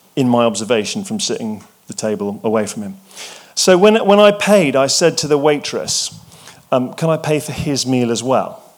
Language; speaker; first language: English; native; English